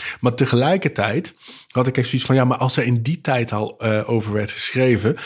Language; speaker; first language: Dutch; non-native, local second language; Papiamento